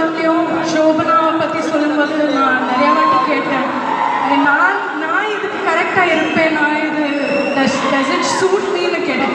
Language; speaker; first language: Tamil; non-native, local second language; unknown